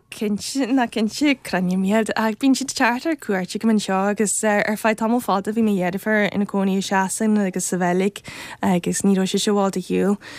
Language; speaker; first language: Irish; non-native, fluent; English